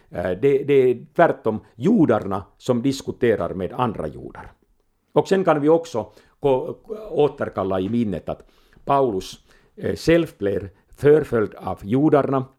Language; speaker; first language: Swedish; non-native, local second language; Finnish